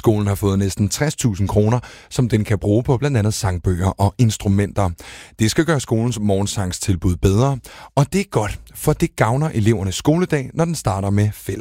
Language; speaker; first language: Danish; native; Danish